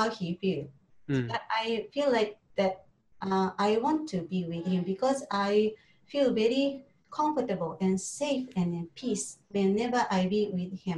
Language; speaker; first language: English; non-native, learner; Japanese